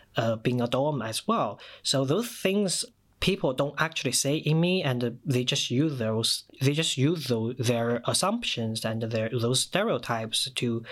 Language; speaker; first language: English; non-native, fluent; Chinese